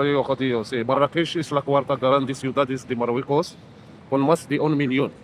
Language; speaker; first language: Spanish; non-native, fluent; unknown